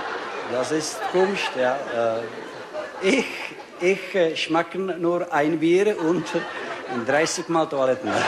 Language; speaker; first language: German; non-native, learner; Czech